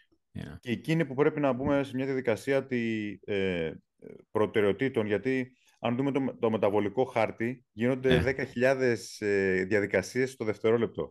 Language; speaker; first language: Greek; native; Greek